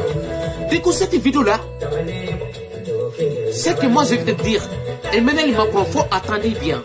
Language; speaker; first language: French; non-native, local second language; Bambara